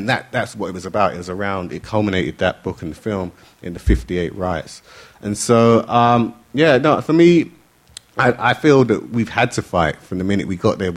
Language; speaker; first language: English; native; English